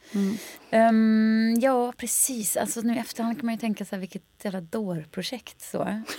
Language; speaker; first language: Swedish; native; Swedish